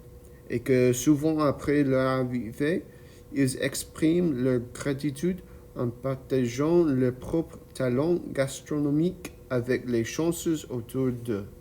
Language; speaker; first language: French; non-native, learner; English